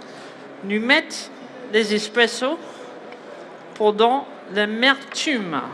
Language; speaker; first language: French; non-native, learner; English